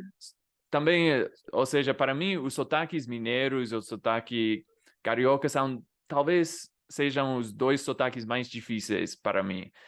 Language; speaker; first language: Portuguese; non-native, fluent; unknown